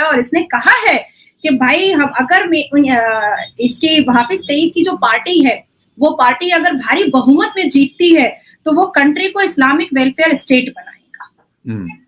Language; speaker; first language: Hindi; native; Hindi